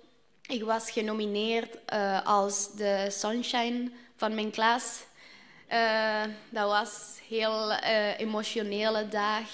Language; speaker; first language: Dutch; non-native, learner; Spanish